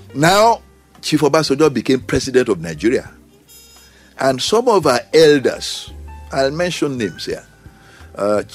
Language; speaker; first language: English; non-native, local second language; Yoruba